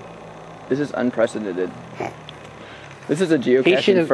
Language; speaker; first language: English; native; English